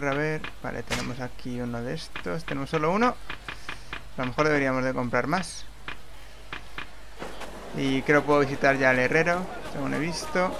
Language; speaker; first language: Spanish; native; Spanish